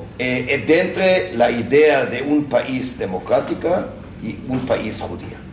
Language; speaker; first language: Spanish; non-native, fluent; Hebrew